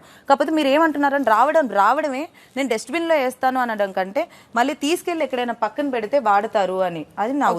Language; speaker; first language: Telugu; native; Telugu